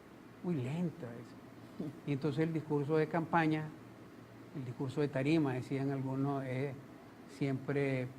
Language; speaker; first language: Spanish; native; Spanish